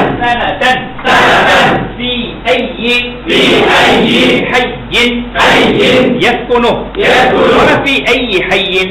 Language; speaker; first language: Arabic; non-native, fluent; Bangla